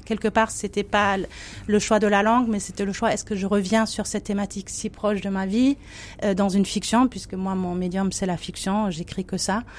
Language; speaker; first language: French; non-native, fluent; German